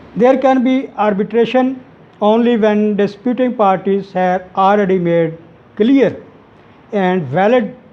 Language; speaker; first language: English; non-native, local second language; Urdu